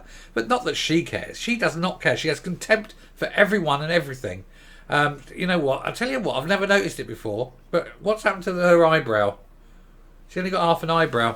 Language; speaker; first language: English; native; English